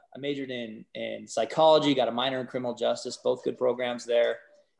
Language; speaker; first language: English; native; English